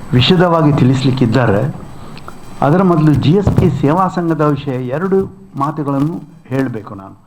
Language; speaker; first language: Kannada; non-native, local second language; Konkani